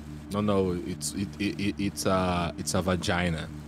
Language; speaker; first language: English; non-native, learner; Portuguese